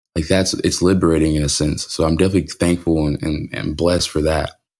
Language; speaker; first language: English; native; English